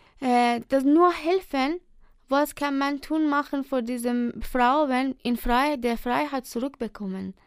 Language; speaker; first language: German; non-native, learner; Persian